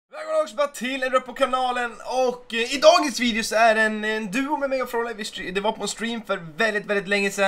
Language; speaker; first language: Swedish; native; Swedish